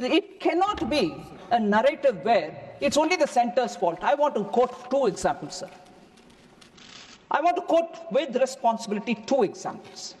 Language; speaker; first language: English; non-native, local second language; Tamil